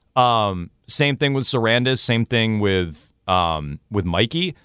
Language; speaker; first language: English; native; English